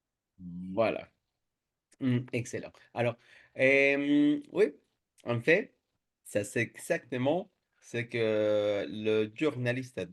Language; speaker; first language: French; non-native, fluent; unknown